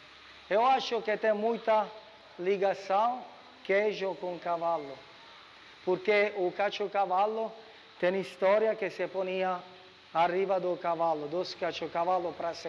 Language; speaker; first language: Portuguese; non-native, learner; Italian